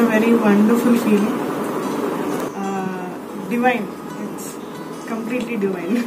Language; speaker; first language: English; non-native, local second language; Telugu